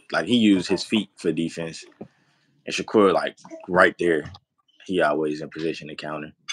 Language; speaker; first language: English; native; English